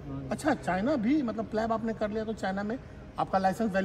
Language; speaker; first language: Hindi; native; Hindi